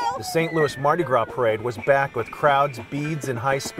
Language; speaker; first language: English; native; English